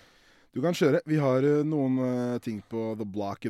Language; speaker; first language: Norwegian; native; Norwegian